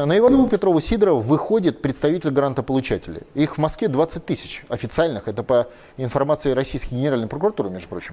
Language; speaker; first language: Russian; native; Russian